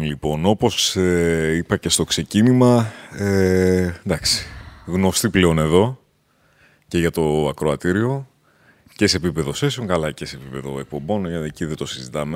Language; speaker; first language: Greek; native; Greek